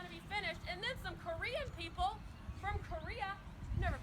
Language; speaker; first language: English; native; English